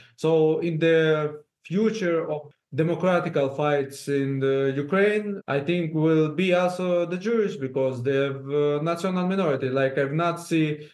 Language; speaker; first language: English; non-native, fluent; Hebrew